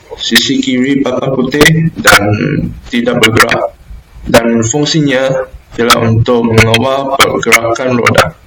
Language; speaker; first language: Malay; non-native, local second language; Chinese